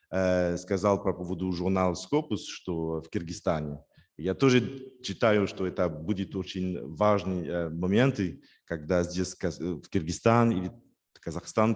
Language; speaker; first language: Russian; non-native, fluent; French